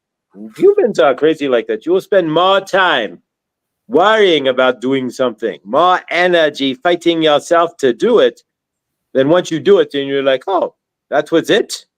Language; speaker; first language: English; native; English